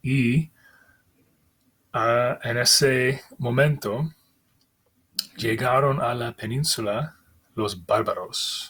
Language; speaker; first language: Spanish; non-native, fluent; English